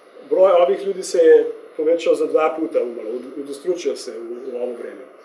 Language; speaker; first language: Serbian; non-native, fluent; Slovenian